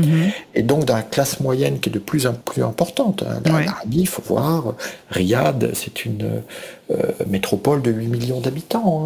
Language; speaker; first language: French; native; French